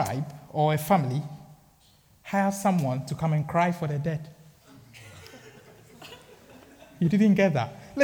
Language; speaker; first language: English; non-native, local second language; Akan